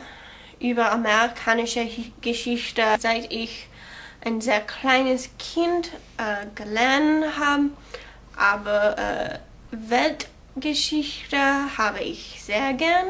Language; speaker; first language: German; non-native, learner; English